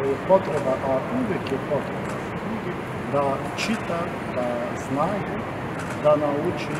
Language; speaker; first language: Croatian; non-native, fluent; Ukrainian